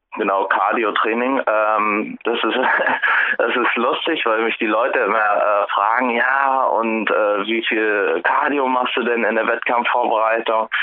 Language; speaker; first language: German; native; German